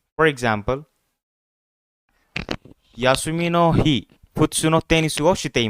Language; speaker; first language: Japanese; non-native, fluent; Hindi